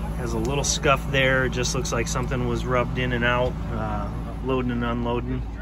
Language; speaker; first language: English; native; English